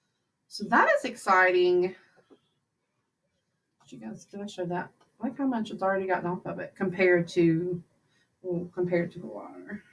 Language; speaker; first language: English; native; English